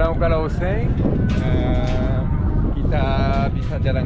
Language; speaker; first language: Indonesian; non-native, fluent; French